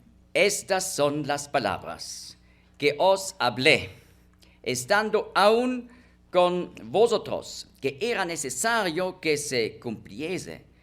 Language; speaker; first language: Spanish; non-native, fluent; German